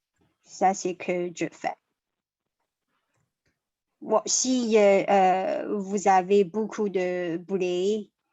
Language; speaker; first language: French; non-native, learner; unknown